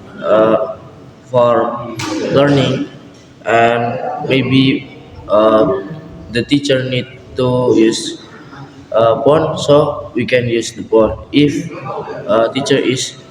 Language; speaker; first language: English; non-native, learner; Indonesian